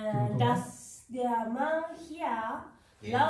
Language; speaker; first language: German; non-native, learner; Japanese